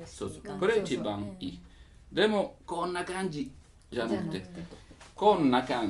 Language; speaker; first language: Japanese; non-native, learner; Italian